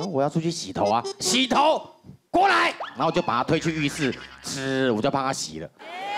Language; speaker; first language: Chinese; native; Chinese